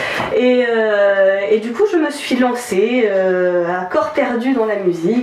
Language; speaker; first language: French; native; French